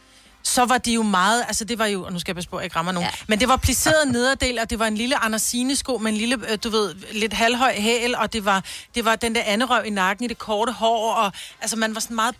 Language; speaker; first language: Danish; native; Danish